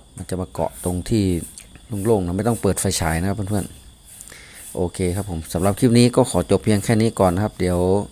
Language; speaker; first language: Thai; native; Thai